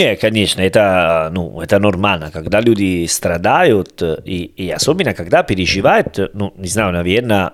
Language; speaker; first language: Russian; non-native, learner; Italian